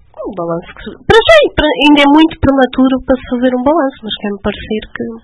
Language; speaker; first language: Portuguese; native; Portuguese